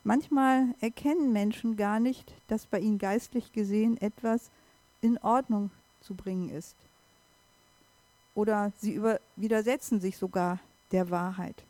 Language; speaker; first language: German; native; German